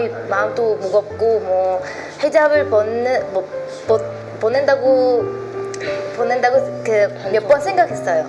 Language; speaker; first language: Korean; non-native, fluent; Arabic